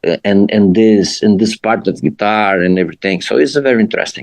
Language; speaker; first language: English; non-native, learner; Portuguese